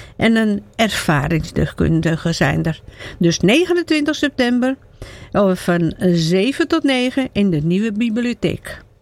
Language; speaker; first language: Dutch; native; Dutch